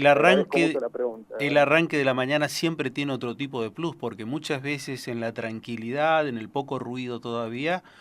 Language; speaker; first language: Spanish; native; Spanish